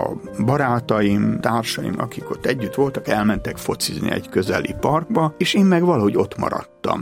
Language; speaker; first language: Hungarian; native; Hungarian